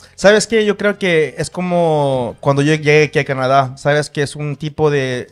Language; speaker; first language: Spanish; early bilingual, heritage; Spanish